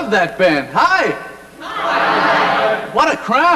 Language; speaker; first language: English; native; English